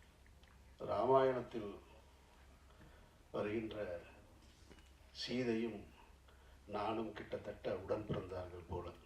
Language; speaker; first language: Tamil; native; Tamil